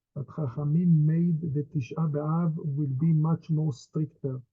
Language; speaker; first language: English; non-native, fluent; Hebrew